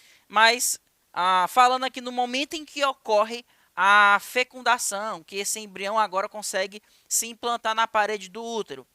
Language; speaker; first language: Portuguese; native; Portuguese